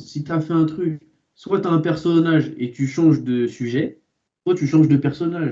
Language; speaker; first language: French; native; French